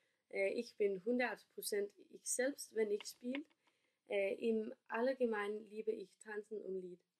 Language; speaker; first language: German; non-native, learner; Danish